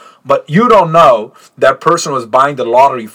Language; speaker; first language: English; non-native, local second language; Punjabi